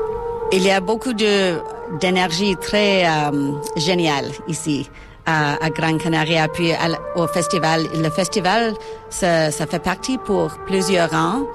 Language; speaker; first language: French; non-native, local second language; English